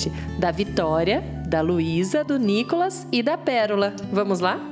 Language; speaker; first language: Portuguese; native; Portuguese